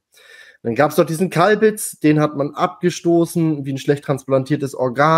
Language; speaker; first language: German; native; German